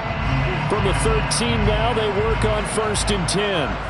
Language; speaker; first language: English; native; English